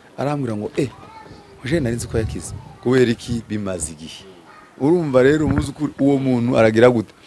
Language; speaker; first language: Kinyarwanda; native; Kinyarwanda